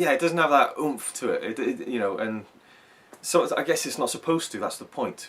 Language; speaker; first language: English; native; English